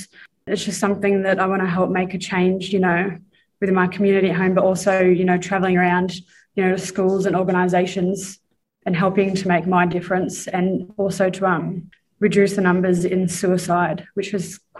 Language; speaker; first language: English; native; English